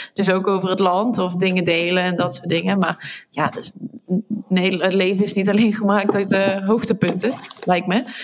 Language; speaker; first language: Dutch; native; Dutch